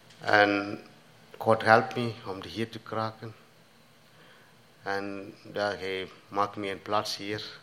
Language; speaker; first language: Dutch; non-native, learner; Tamil